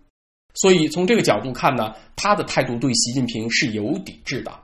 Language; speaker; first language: Chinese; native; Chinese